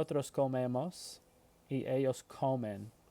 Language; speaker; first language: Spanish; non-native, fluent; English